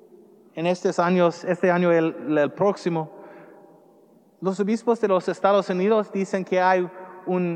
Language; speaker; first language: Spanish; non-native, learner; English